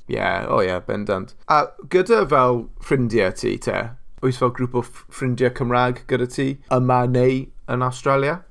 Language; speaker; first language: Welsh; non-native, local second language; English